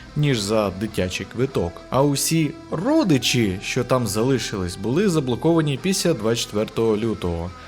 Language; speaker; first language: Ukrainian; early bilingual, other home language; Russian